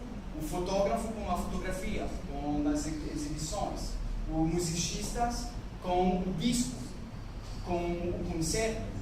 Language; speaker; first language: Portuguese; non-native, learner; French